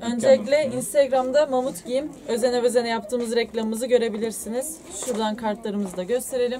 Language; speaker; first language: Turkish; native; Turkish